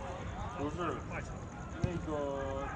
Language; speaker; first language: Chinese; native; Chinese